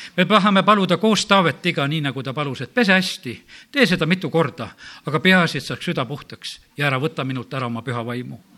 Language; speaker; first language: Estonian; native; Estonian